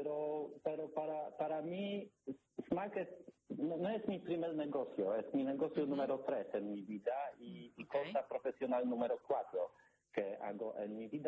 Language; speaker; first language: Spanish; non-native, learner; Polish